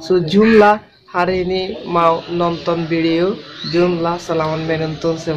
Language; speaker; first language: Indonesian; non-native, learner; Bangla